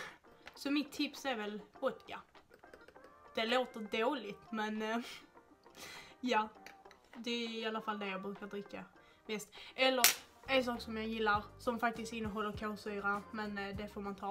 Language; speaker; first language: Swedish; native; Swedish